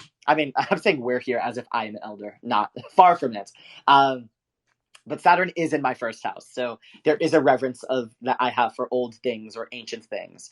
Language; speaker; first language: English; native; English